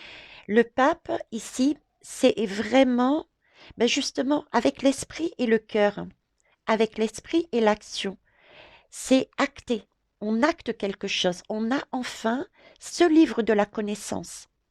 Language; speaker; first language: French; native; French